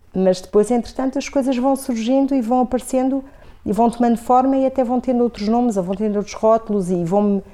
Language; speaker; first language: Portuguese; native; Portuguese